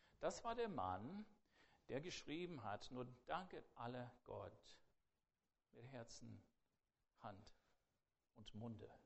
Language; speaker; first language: German; non-native, fluent; English